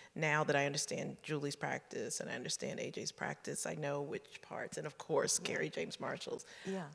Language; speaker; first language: English; native; English